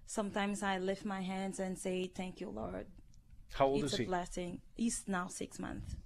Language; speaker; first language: English; non-native, learner; Haitian Creole